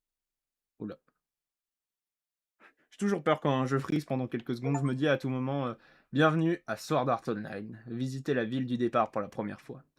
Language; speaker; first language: French; native; French